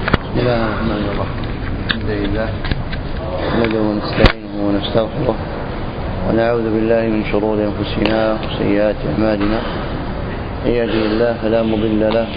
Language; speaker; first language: Arabic; native; Arabic